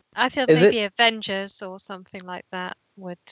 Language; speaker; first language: English; native; English